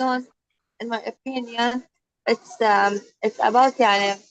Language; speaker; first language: English; non-native, learner; Arabic